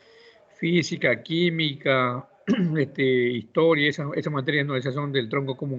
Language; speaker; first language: Spanish; native; Spanish